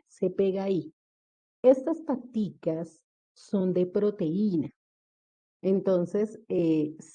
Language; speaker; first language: Spanish; native; Spanish